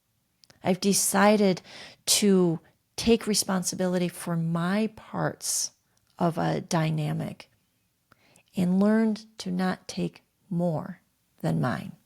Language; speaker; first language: English; native; English